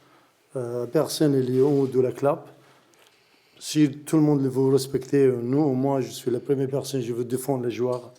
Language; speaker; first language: French; non-native, learner; Arabic